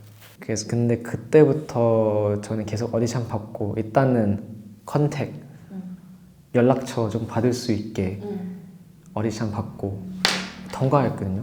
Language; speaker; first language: Korean; non-native, fluent; Thai